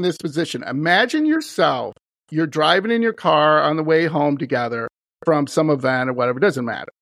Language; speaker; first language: English; native; English